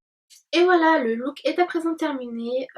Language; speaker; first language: French; native; French